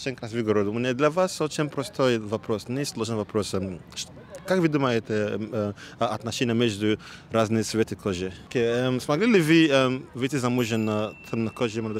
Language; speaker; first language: Russian; non-native, learner; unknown